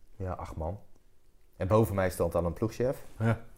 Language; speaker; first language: Dutch; native; Dutch